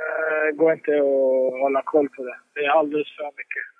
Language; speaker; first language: Swedish; early bilingual, other home language; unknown